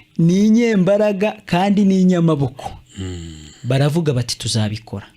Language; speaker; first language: Kinyarwanda; native; Kinyarwanda